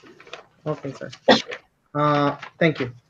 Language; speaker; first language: English; non-native, fluent; Spanish